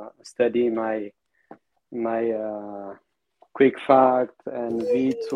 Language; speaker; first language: English; non-native, fluent; Amharic